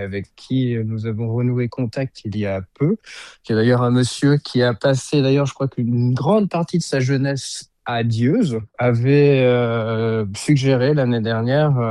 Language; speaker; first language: French; native; French